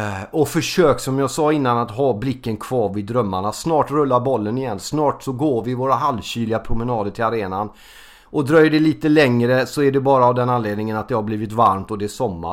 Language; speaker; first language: Swedish; native; Swedish